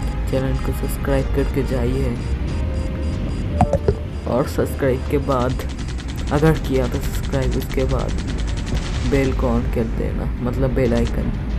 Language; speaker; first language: Hindi; non-native, learner; Bangla